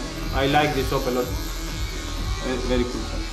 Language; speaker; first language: English; non-native, learner; Greek